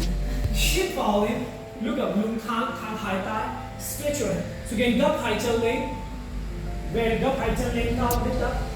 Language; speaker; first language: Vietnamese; non-native, learner; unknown